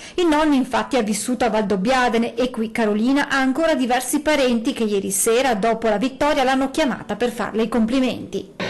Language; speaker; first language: Italian; native; Italian